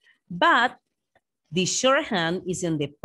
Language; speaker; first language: English; non-native, fluent; Spanish